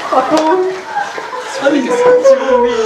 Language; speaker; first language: Korean; native; Korean